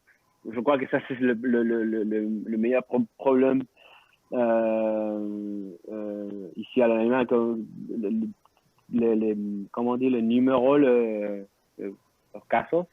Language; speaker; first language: French; non-native, local second language; Spanish